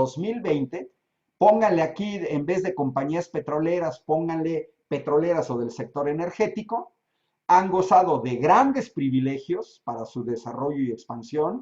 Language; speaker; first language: Spanish; native; Spanish